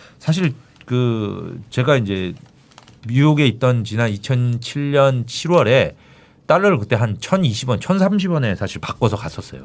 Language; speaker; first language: Korean; native; Korean